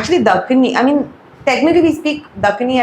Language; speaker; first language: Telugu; non-native, local second language; Urdu